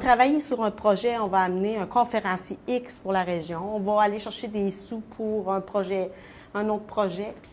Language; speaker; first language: French; native; French